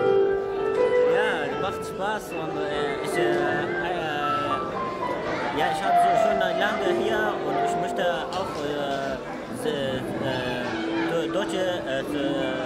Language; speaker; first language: German; non-native, learner; Arabic